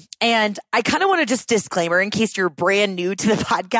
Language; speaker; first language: English; native; English